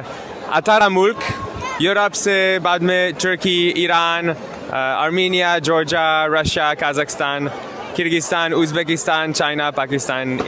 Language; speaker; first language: Hindi; non-native, learner; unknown